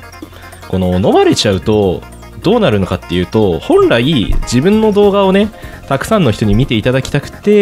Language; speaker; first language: Japanese; native; Japanese